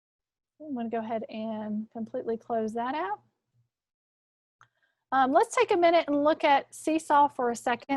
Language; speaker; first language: English; native; English